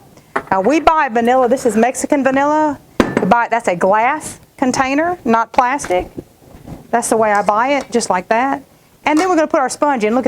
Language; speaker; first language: English; native; English